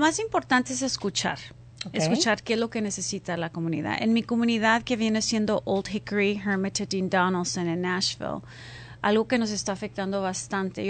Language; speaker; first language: Spanish; early bilingual, heritage; Spanish